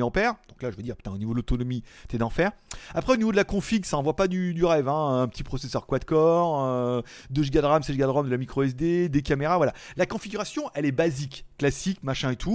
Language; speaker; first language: French; native; French